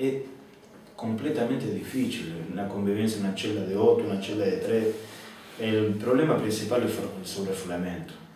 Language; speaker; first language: Italian; non-native, learner; Spanish